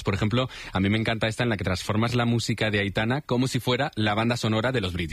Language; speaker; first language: Spanish; native; Spanish